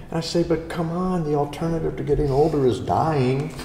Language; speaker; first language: English; native; English